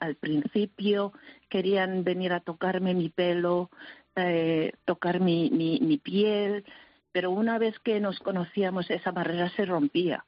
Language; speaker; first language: Spanish; early bilingual, heritage; Spanish